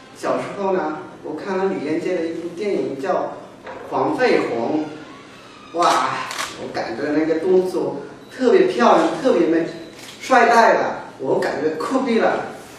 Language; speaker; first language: Chinese; non-native, fluent; Spanish